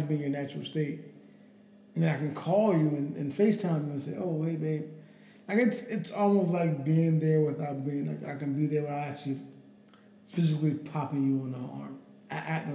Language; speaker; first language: English; native; English